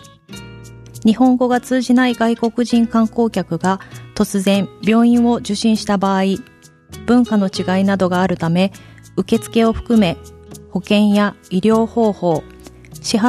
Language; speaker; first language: Japanese; native; Japanese